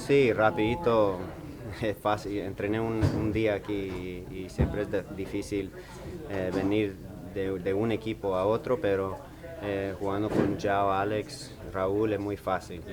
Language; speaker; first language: Spanish; early bilingual, heritage; English